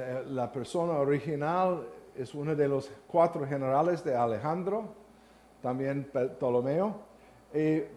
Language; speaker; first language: Spanish; non-native, learner; English